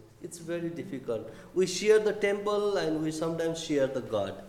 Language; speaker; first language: English; non-native, fluent; Nepali